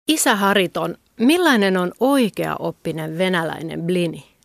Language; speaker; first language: Finnish; native; Finnish